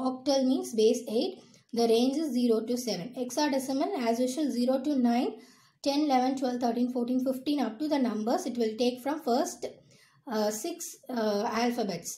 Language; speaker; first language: English; non-native, local second language; Tamil